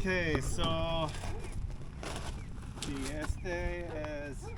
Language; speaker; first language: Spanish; non-native, learner; English